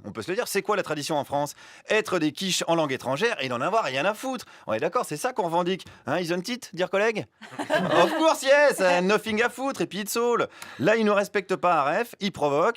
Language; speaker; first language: French; native; French